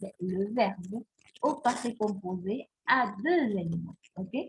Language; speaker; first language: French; non-native, fluent; Spanish